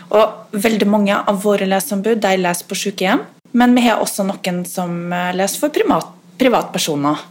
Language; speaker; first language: Norwegian; native; Norwegian